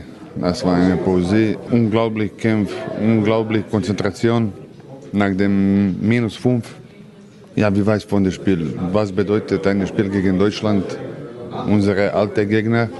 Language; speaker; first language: German; non-native, learner; Croatian